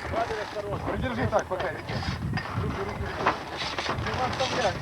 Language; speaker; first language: Russian; native; Russian